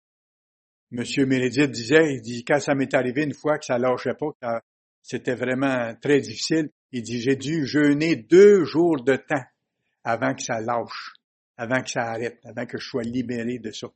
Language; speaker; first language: French; native; French